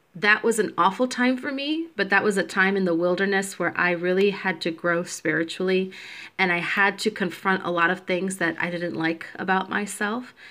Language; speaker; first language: English; native; English